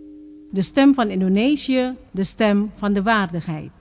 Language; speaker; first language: Dutch; non-native, fluent; Indonesian